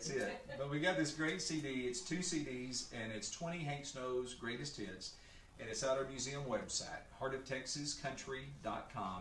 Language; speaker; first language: English; native; English